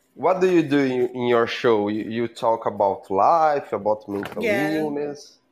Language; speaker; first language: English; non-native, learner; Portuguese